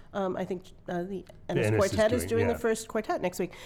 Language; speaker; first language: English; native; English